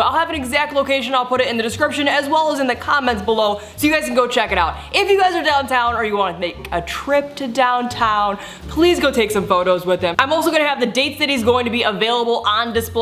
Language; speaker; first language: English; native; English